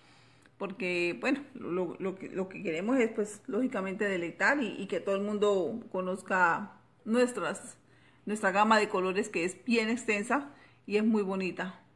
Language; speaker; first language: Spanish; native; Spanish